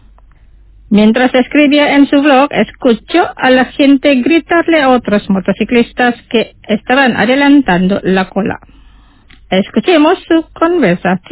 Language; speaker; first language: Spanish; non-native, fluent; Indonesian